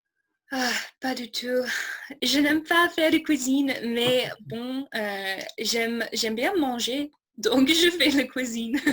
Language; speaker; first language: French; non-native, fluent; English